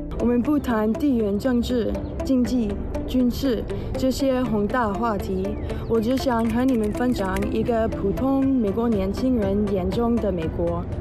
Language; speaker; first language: Chinese; non-native, fluent; English